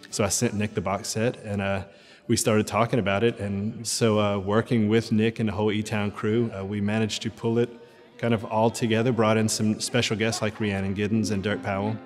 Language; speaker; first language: English; native; English